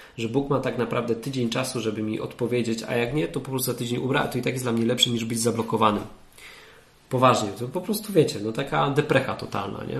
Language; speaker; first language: Polish; native; Polish